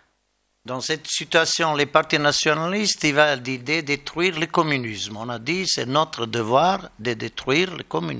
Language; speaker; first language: French; non-native, learner; Bosnian